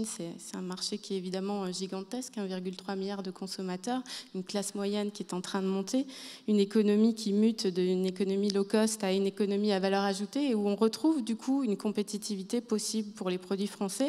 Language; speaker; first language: French; native; French